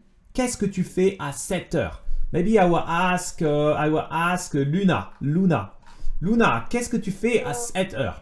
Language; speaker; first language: French; native; French